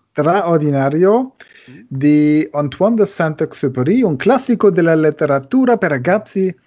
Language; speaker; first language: Italian; non-native, learner; German